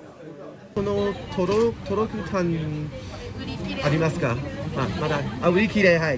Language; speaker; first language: Japanese; non-native, learner; Chinese